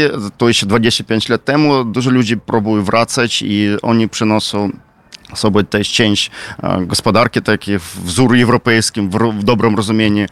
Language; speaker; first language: Polish; non-native, fluent; Ukrainian